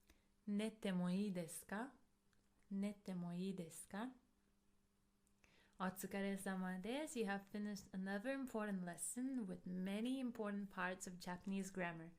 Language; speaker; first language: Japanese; non-native, fluent; English